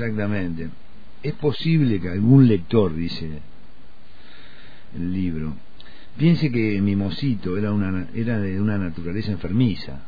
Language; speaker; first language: Spanish; native; Spanish